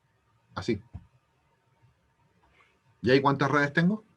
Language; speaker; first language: Spanish; native; Spanish